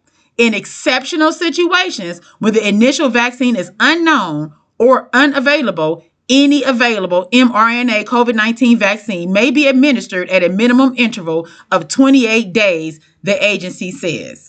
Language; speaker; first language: English; native; English